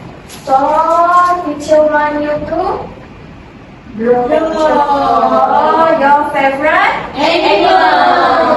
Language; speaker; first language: English; non-native, local second language; Malay